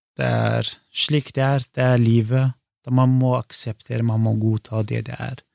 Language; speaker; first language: Norwegian; non-native, fluent; Kurdish